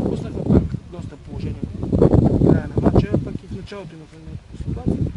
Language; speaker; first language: Bulgarian; native; Bulgarian